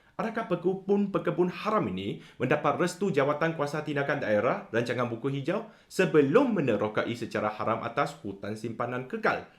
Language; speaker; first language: Malay; non-native, local second language; Chinese